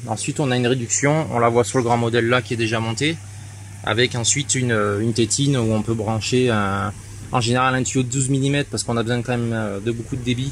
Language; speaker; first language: French; native; French